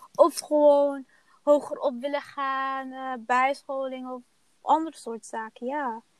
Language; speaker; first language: Dutch; early bilingual, other home language; Somali